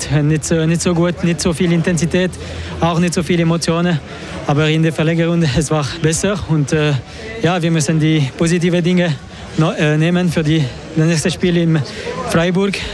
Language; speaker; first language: German; non-native, local second language; French